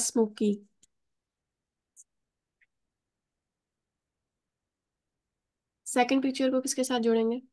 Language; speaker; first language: Urdu; native; Urdu